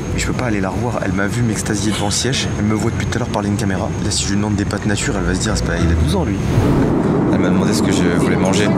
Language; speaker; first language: French; native; French